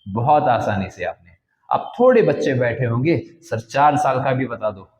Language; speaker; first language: Hindi; non-native, local second language; Kannada